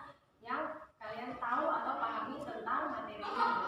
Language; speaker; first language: Indonesian; native; Indonesian